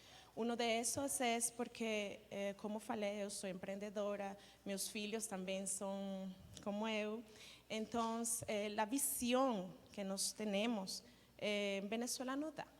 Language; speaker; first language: Portuguese; non-native, learner; Spanish